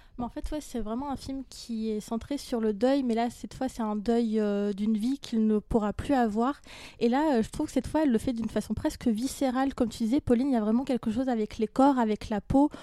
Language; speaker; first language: French; native; French